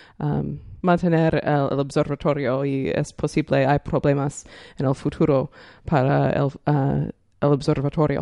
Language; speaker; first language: Spanish; non-native, learner; English